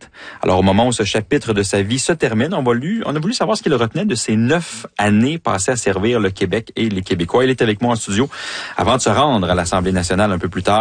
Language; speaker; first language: French; native; French